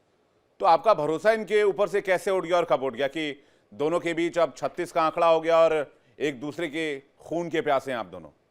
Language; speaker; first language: Hindi; native; Hindi